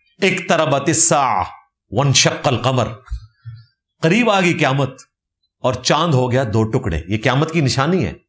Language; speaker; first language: Urdu; non-native, local second language; Punjabi